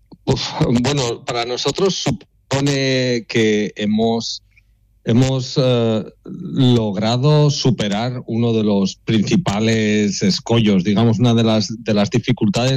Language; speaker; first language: Spanish; native; Spanish